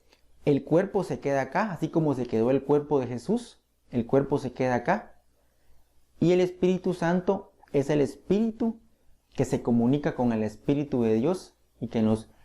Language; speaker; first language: Spanish; native; Spanish